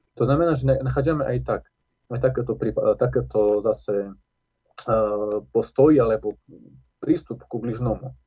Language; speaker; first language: Slovak; non-native, local second language; Rusyn